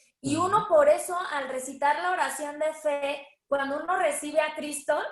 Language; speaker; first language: Spanish; native; Spanish